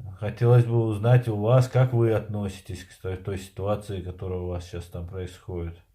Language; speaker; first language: Russian; non-native, local second language; Chechen